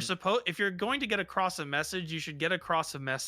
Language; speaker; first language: English; native; English